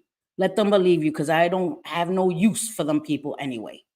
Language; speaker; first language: English; native; English